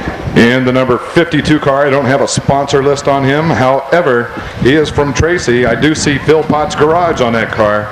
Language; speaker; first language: English; native; English